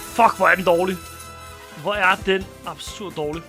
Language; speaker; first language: Danish; native; Danish